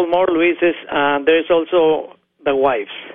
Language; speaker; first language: English; non-native, learner; Spanish